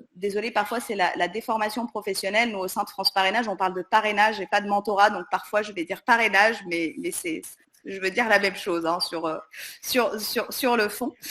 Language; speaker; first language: French; native; French